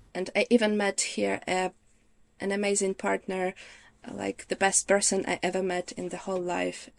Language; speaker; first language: English; non-native, fluent; Ukrainian